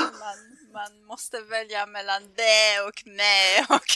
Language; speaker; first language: Swedish; non-native, fluent; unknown